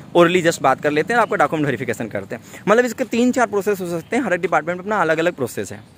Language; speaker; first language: Hindi; native; Hindi